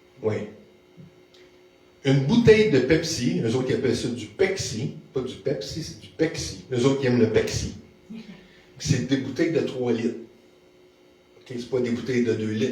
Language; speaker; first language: French; native; French